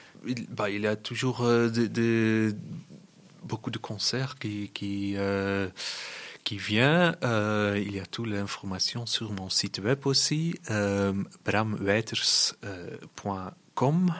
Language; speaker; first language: French; non-native, local second language; Dutch